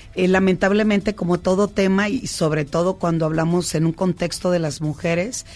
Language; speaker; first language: Spanish; native; Spanish